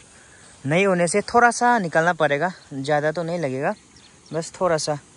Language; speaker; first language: Hindi; non-native, local second language; Garo